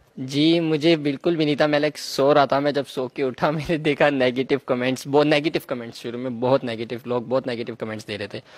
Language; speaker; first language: Urdu; early bilingual, heritage; Urdu